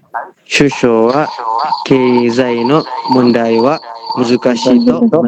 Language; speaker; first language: Japanese; non-native, learner; Indonesian